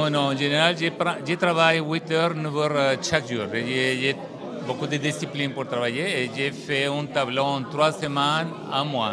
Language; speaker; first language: French; non-native, learner; Spanish